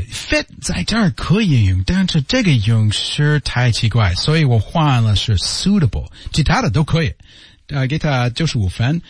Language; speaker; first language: Chinese; non-native, learner; English